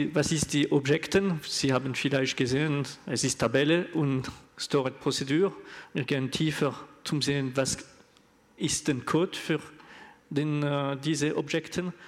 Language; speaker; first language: German; non-native, learner; French